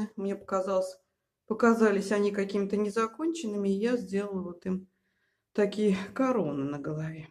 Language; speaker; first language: Russian; native; Russian